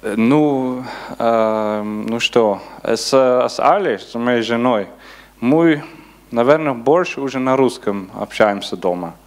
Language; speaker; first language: Russian; non-native, learner; Dutch